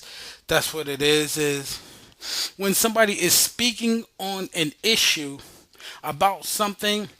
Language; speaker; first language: English; native; English